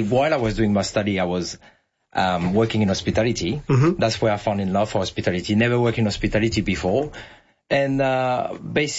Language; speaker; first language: English; non-native, fluent; French